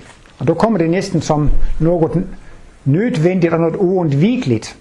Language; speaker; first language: Swedish; non-native, fluent; Danish